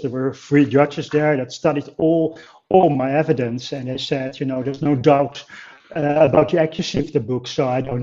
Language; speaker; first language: English; non-native, fluent; Dutch